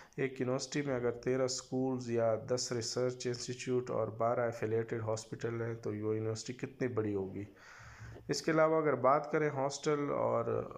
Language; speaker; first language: Urdu; non-native, local second language; Pashto